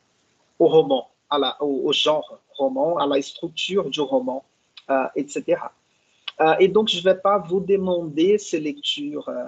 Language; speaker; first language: French; non-native, fluent; Portuguese